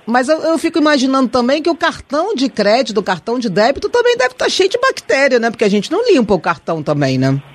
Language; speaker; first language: Portuguese; native; Portuguese